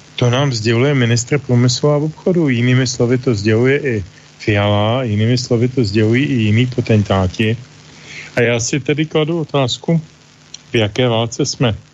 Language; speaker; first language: Czech; native; Czech